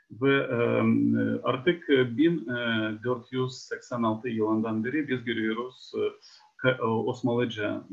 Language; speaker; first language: Turkish; non-native, fluent; Ukrainian